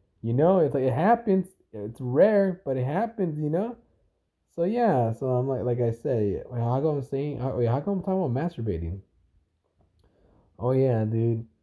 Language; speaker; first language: English; early bilingual, other home language; Spanish